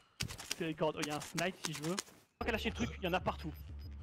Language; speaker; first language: French; native; French